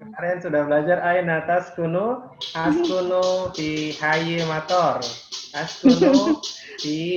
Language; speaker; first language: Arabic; non-native, fluent; Indonesian